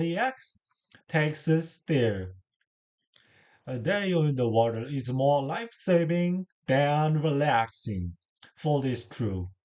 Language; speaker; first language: English; non-native, learner; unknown